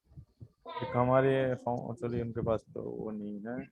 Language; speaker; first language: Hindi; native; Hindi